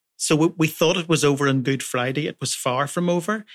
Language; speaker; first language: English; native; English